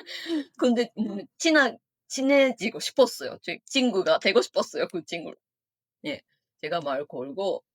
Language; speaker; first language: Korean; non-native, fluent; Japanese